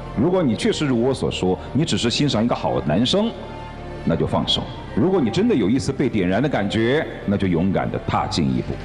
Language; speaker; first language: Chinese; native; Chinese